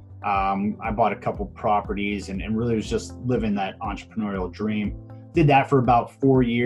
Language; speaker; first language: English; native; English